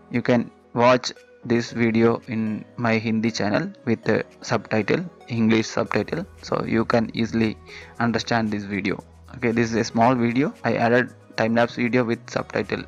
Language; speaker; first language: Hindi; non-native, local second language; Malayalam